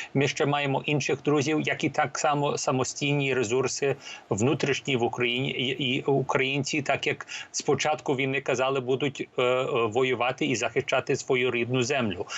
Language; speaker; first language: Ukrainian; early bilingual, heritage; Ukrainian